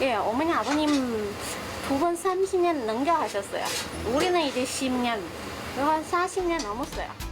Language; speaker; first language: Korean; non-native, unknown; Chinese